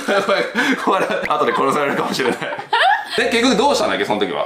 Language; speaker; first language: Japanese; native; Japanese